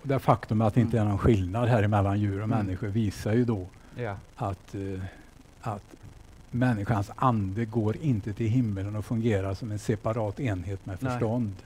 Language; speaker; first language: Swedish; native; Swedish